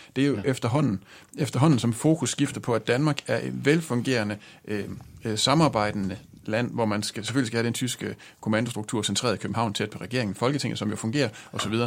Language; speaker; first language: Danish; native; Danish